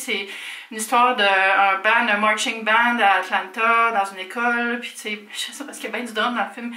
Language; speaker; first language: French; native; French